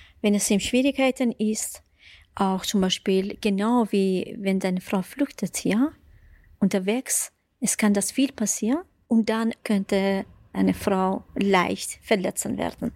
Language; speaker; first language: German; non-native, fluent; Persian